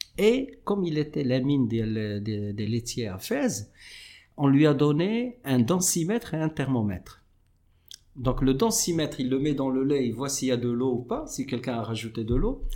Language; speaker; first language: French; non-native, local second language; Arabic